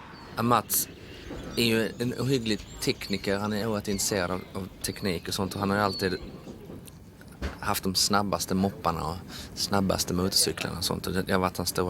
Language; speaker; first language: Swedish; native; Swedish